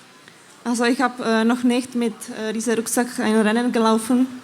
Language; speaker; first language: German; non-native, fluent; Czech